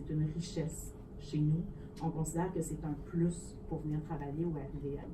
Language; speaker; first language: French; native; French